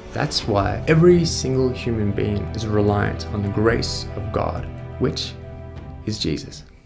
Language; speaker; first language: English; native; English